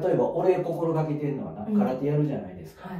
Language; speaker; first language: Japanese; native; Japanese